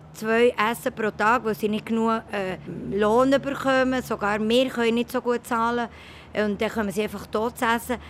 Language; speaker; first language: German; non-native, fluent; Spanish